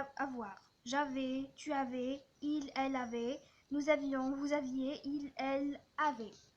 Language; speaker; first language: French; non-native, local second language; Arabic